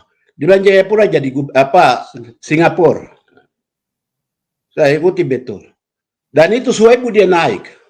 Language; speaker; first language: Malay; non-native, local second language; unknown